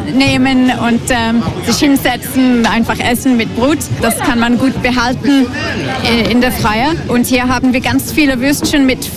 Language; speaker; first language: German; non-native, fluent; English